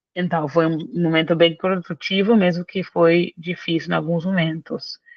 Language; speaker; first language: Portuguese; non-native, fluent; English